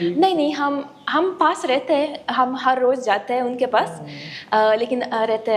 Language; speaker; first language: Hindi; non-native, fluent; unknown